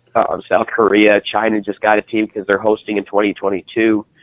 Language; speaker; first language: English; native; English